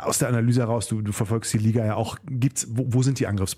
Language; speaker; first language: German; native; German